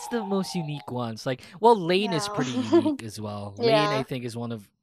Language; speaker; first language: English; non-native, local second language; Filipino